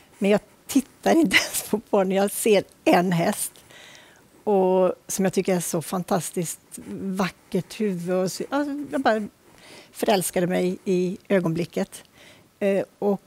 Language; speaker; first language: Swedish; native; Swedish